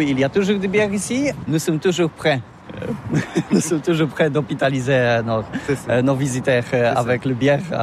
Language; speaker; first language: French; non-native, learner; Polish